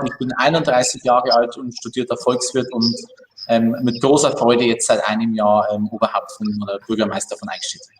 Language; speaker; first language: German; native; German